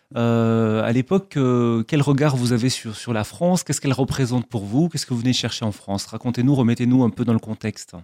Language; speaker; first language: French; native; French